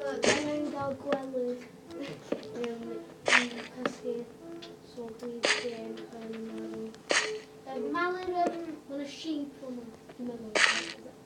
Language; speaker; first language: Welsh; non-native, local second language; English